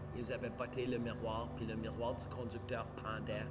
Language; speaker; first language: French; native; French